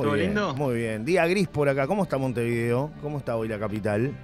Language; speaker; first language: Spanish; native; Spanish